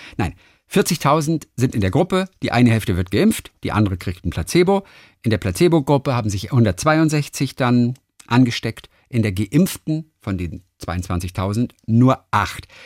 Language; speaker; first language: German; native; German